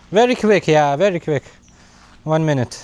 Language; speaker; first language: English; non-native, learner; Lithuanian